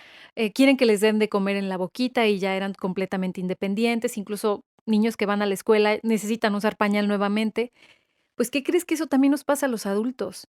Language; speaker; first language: Spanish; native; Spanish